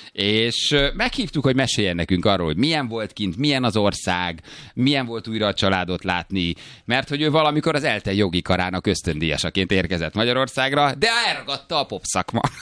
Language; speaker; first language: Hungarian; native; Hungarian